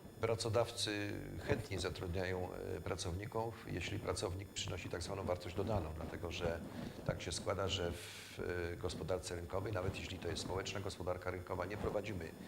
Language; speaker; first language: Polish; native; Polish